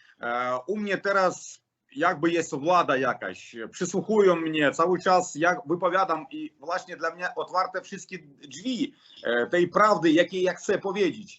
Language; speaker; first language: Polish; non-native, learner; Russian